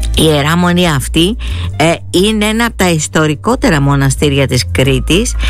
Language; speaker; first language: Greek; native; Greek